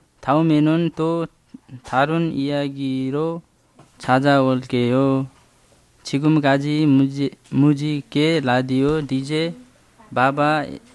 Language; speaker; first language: Korean; non-native, learner; Nepali